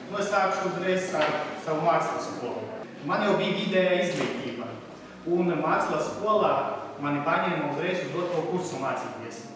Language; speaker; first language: Latvian; non-native, local second language; Russian